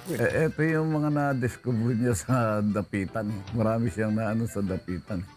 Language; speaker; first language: Filipino; native; Filipino